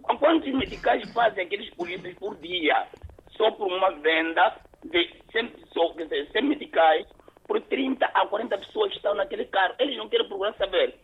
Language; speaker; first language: Portuguese; non-native, local second language; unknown